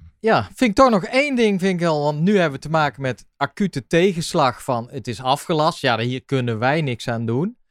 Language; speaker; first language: Dutch; native; Dutch